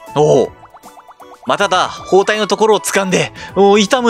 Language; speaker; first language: Japanese; native; Japanese